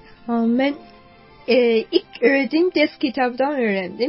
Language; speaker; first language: Turkish; non-native, fluent; Chinese